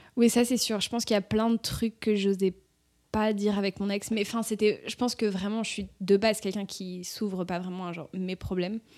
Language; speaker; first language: French; native; French